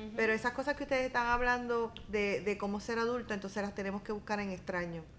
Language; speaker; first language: Spanish; native; Spanish